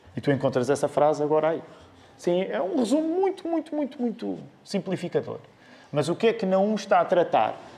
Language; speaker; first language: Portuguese; native; Portuguese